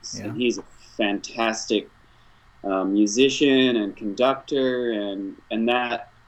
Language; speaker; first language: English; native; English